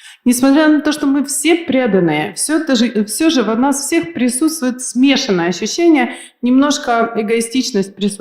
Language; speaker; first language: Russian; native; Russian